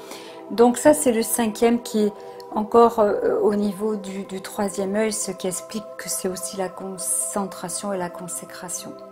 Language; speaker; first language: French; native; French